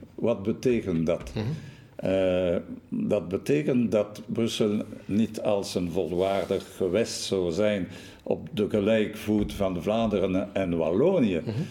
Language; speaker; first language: Dutch; non-native, local second language; French